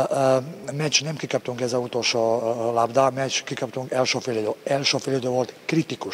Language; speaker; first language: Hungarian; non-native, learner; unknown